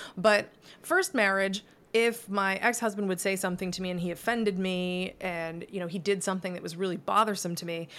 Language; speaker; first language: English; native; English